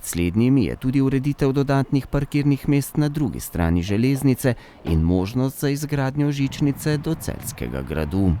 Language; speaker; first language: Slovenian; native; Slovenian